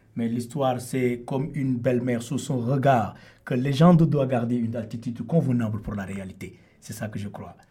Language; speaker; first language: French; non-native, local second language; Wolof